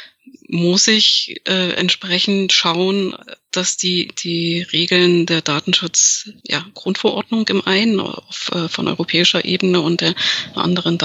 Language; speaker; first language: German; native; German